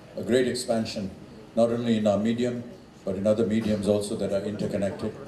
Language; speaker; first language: English; non-native, local second language; Hindi